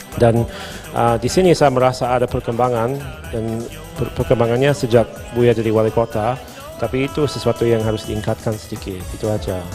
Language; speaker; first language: Indonesian; non-native, fluent; English